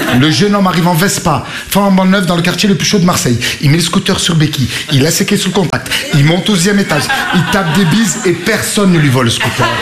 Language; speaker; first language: French; native; French